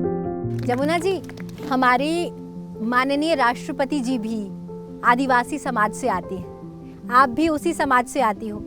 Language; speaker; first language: Hindi; native; Hindi